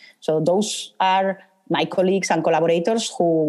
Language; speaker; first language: English; non-native, fluent; Spanish